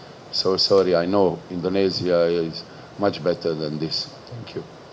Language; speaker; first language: English; non-native, learner; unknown